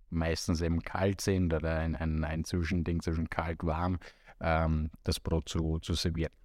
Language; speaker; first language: German; non-native, fluent; Romanian